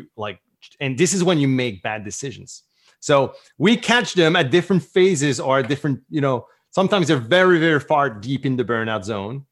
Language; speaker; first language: English; non-native, fluent; French